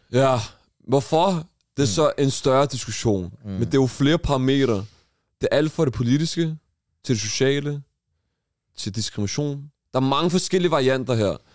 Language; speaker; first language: Danish; early bilingual, other home language; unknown